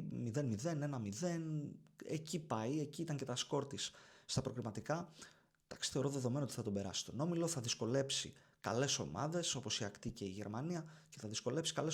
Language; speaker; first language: Greek; native; Greek